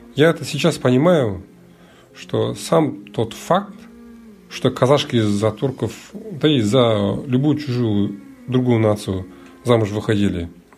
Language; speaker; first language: Russian; early bilingual, other home language; Mongolian